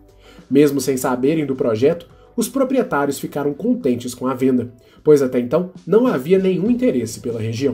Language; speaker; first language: Portuguese; native; Portuguese